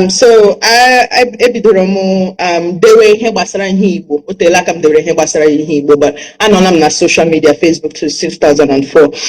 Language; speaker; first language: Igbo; early bilingual, heritage; Igbo